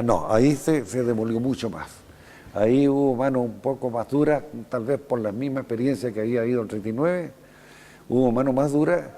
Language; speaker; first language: Spanish; native; Spanish